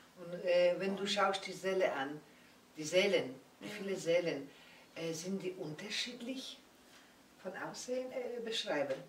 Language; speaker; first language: German; non-native, learner; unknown